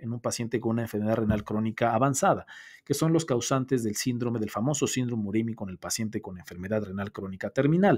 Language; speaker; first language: Spanish; native; Spanish